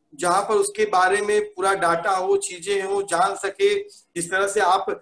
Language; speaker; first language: Hindi; native; Hindi